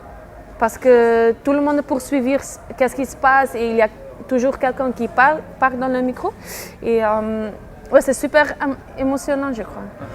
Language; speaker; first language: French; non-native, fluent; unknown